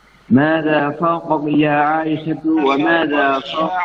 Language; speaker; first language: Arabic; non-native, learner; Bangla